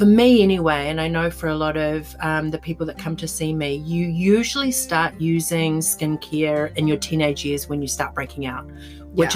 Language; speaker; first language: English; native; English